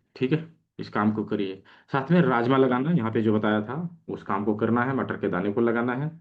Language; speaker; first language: Hindi; native; Hindi